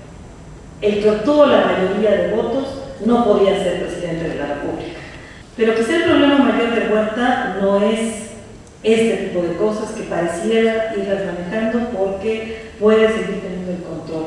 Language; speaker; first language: Spanish; native; Spanish